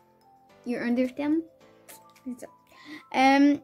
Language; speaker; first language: French; native; French